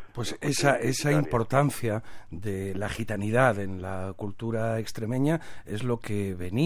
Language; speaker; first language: Spanish; native; Spanish